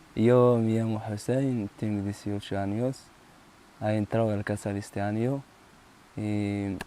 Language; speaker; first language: Spanish; non-native, learner; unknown